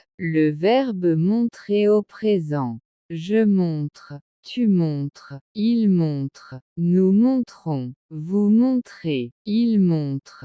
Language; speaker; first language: French; non-native, local second language; Arabic